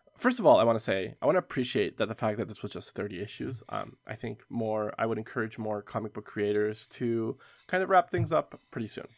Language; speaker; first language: English; early bilingual, other home language; Spanish